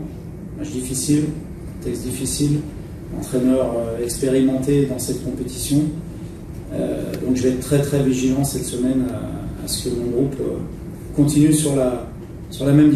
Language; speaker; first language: French; native; French